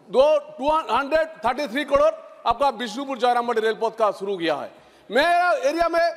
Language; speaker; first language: Hindi; non-native, local second language; Bangla